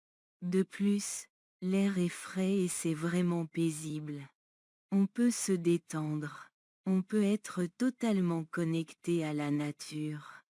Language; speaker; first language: French; non-native, learner; Bangla